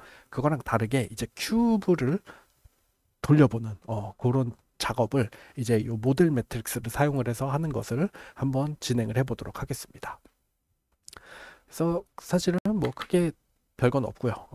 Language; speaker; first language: Korean; native; Korean